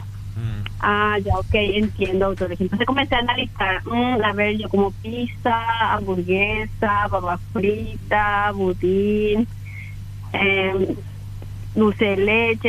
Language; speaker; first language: Spanish; native; Spanish